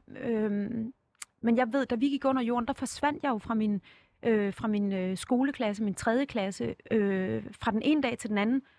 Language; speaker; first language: Danish; native; Danish